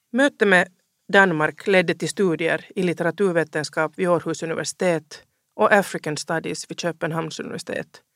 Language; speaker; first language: Swedish; native; Swedish